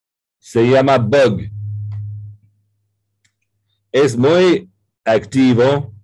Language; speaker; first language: Spanish; non-native, learner; English